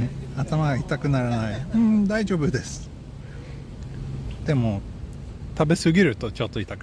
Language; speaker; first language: Japanese; non-native, fluent; Swedish